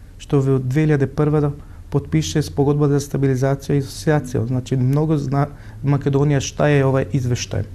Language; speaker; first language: Macedonian; non-native, fluent; Slovenian